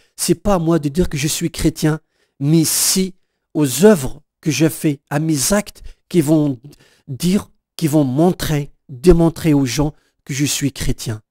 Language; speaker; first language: French; non-native, local second language; Kabyle